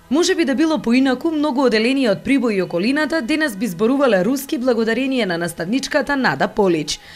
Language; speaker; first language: Macedonian; native; Macedonian